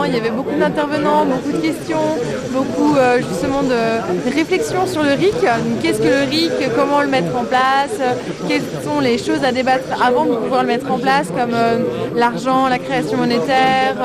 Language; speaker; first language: French; native; French